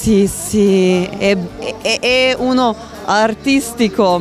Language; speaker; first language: Italian; non-native, learner; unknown